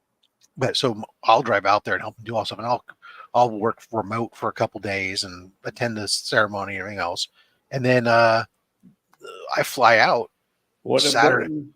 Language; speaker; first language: English; native; English